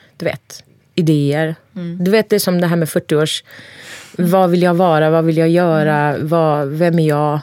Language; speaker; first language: Swedish; early bilingual, other home language; Turkish